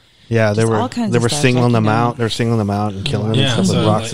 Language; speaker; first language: English; native; English